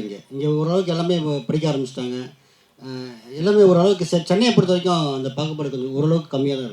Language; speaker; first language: Tamil; native; Tamil